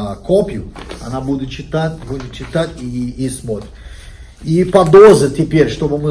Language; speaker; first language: Russian; non-native, fluent; Portuguese